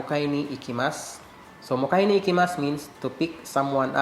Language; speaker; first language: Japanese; non-native, fluent; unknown